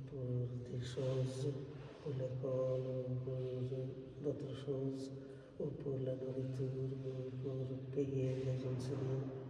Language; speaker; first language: French; non-native, fluent; Bangla